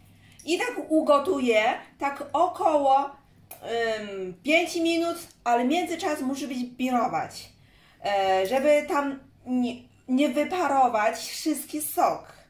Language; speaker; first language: Polish; non-native, learner; Chinese